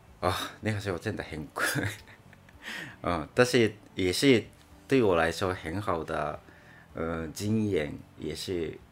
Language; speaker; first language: Chinese; non-native, fluent; Japanese